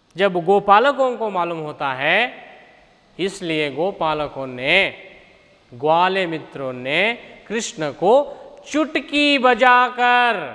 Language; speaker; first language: Hindi; non-native, local second language; Kannada